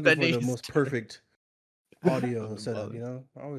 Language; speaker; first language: English; native; English